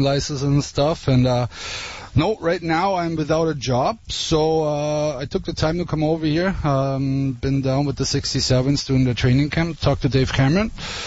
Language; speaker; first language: English; non-native, fluent; German